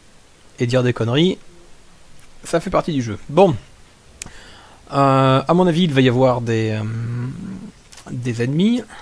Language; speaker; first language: French; native; French